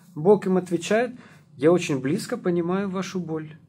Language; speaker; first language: Russian; native; Russian